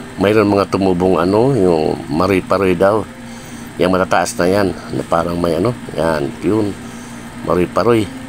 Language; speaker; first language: Filipino; non-native, local second language; Bikol